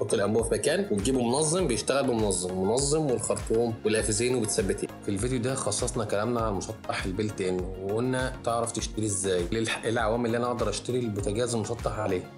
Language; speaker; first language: Arabic; native; Arabic